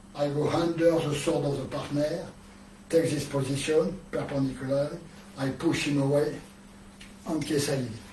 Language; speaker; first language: English; non-native, learner; French